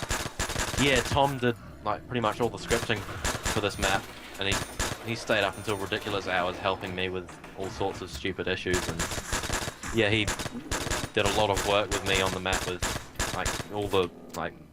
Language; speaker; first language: English; native; English